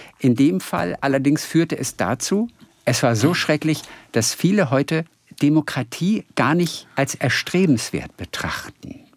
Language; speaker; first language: German; native; German